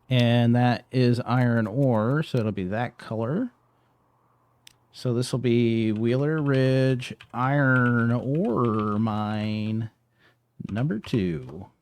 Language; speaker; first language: English; native; English